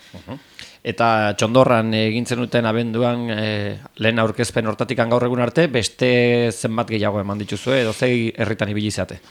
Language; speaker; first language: Basque; native; Basque